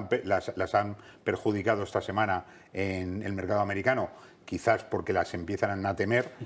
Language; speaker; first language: Spanish; native; Spanish